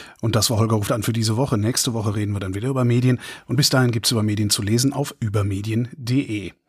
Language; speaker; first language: German; native; German